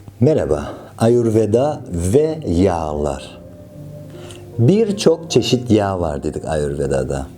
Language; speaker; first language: Turkish; non-native, fluent; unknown